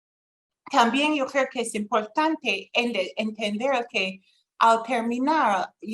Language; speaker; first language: Spanish; non-native, fluent; English